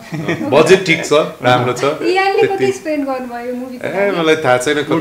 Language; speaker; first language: Nepali; non-native, learner; English